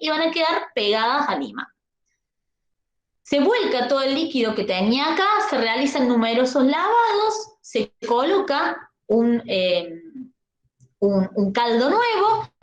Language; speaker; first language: Spanish; native; Spanish